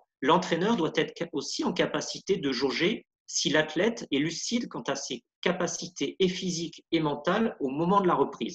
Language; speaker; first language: French; native; French